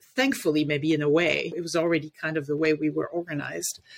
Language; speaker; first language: English; non-native, fluent; French